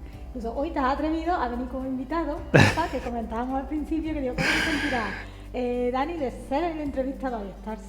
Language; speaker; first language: Spanish; native; Spanish